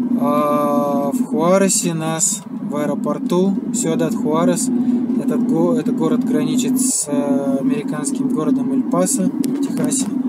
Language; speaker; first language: Russian; native; Russian